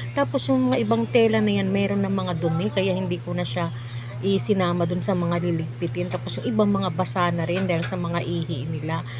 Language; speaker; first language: Filipino; native; Filipino